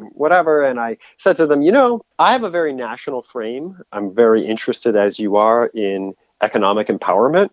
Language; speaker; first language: English; native; English